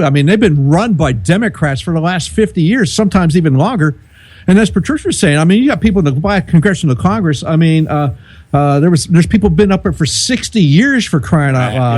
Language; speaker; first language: English; native; English